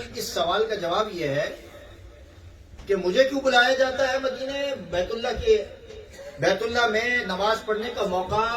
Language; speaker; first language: Urdu; native; Urdu